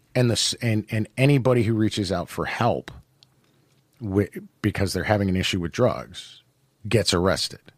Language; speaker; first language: English; native; English